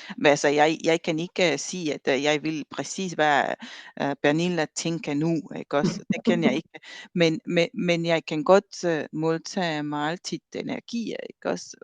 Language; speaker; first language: Danish; non-native, fluent; Estonian